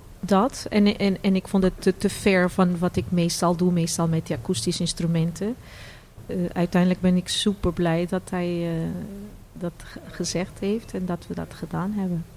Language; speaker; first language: Dutch; non-native, fluent; Portuguese